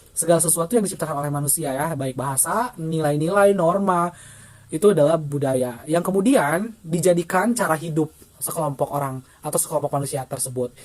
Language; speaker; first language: Indonesian; non-native, local second language; Sundanese